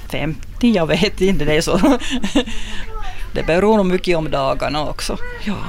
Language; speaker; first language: Swedish; non-native, local second language; Finnish